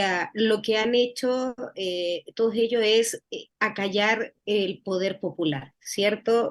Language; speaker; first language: Spanish; native; Spanish